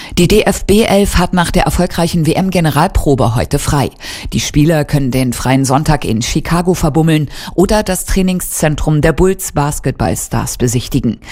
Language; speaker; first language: German; native; German